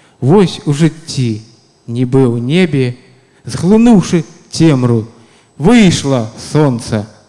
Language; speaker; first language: Belarusian; non-native, local second language; Russian